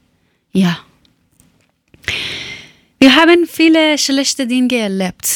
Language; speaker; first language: German; non-native, learner; Persian